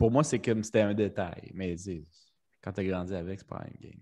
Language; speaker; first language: French; early bilingual, other home language; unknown